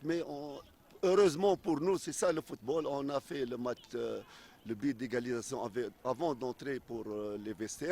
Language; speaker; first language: French; non-native, fluent; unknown